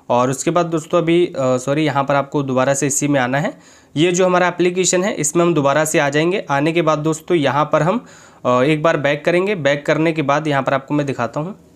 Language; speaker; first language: Hindi; native; Hindi